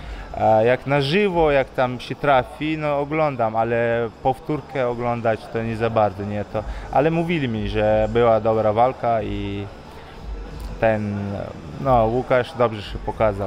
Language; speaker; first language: Polish; non-native, fluent; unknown